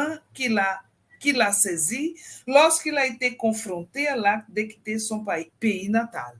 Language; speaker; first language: French; non-native, fluent; Portuguese